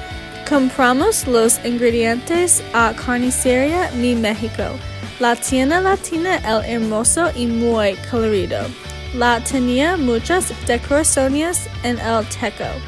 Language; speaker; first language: Spanish; non-native, learner; English